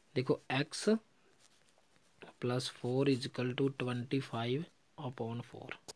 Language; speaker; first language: Hindi; non-native, local second language; Punjabi